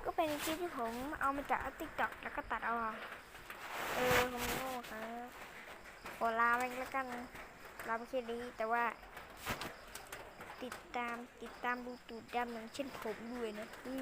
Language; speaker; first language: Thai; native; Thai